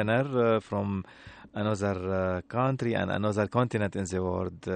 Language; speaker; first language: English; non-native, learner; Arabic